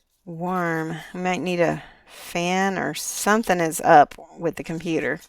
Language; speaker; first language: English; native; English